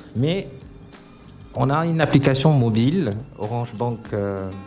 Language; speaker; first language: French; non-native, local second language; Wolof